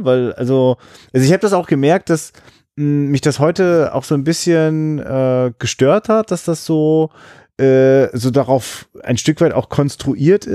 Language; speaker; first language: German; native; German